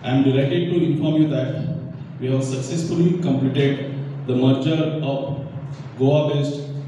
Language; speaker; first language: English; non-native, local second language; Marathi